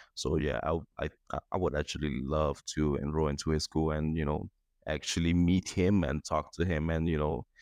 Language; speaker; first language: English; non-native, fluent; Spanish